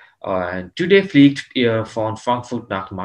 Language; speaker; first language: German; non-native, learner; Hindi